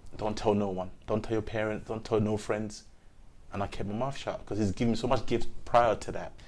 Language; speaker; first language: English; early bilingual, other home language; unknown